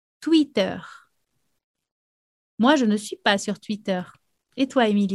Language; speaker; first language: French; non-native, fluent; Portuguese